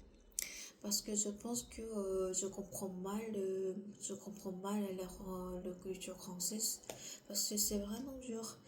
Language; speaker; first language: French; non-native, learner; Korean